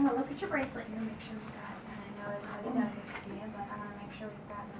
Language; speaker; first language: English; native; English